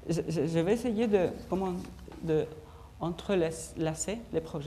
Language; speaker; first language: French; non-native, fluent; Spanish